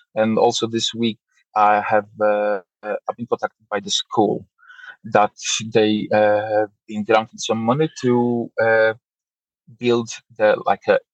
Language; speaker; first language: English; non-native, fluent; Polish